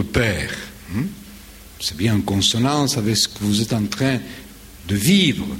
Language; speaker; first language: French; non-native, fluent; Spanish